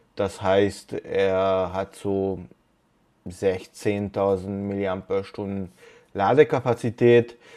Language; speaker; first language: German; non-native, fluent; Hungarian